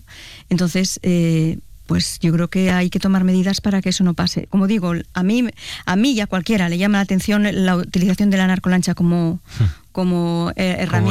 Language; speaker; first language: Spanish; native; Spanish